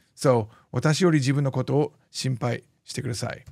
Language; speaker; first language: Japanese; non-native, fluent; English